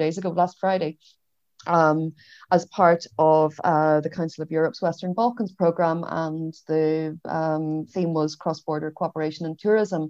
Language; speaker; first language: English; native; English